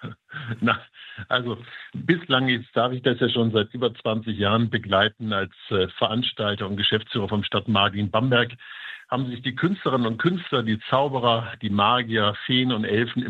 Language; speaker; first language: German; native; German